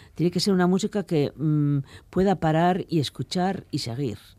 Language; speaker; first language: Spanish; native; Spanish